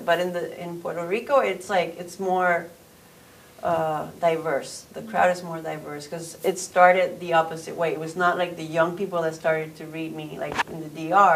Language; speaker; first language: English; early bilingual, other home language; Spanish